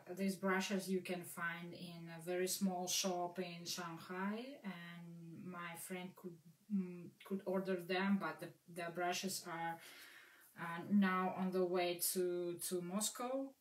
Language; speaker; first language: English; non-native, fluent; Russian